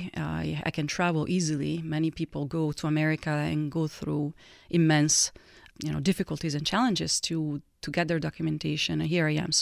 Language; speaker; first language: English; non-native, fluent; Italian